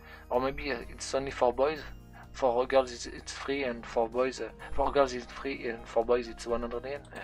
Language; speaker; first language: English; non-native, fluent; French